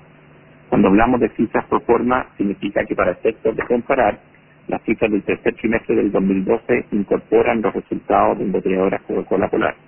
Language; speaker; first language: Spanish; native; Spanish